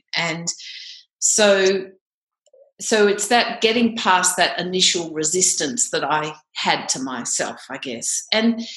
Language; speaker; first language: English; native; English